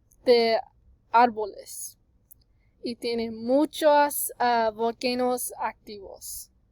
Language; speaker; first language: Spanish; non-native, learner; English